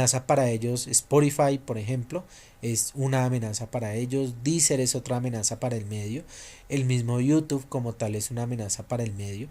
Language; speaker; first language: Spanish; native; Spanish